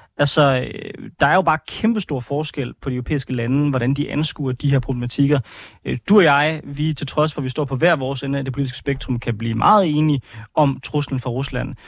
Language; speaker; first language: Danish; native; Danish